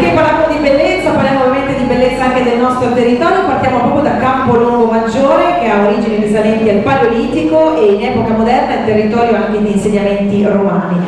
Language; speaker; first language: Italian; native; Italian